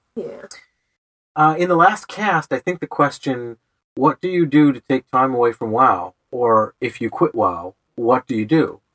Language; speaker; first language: English; native; English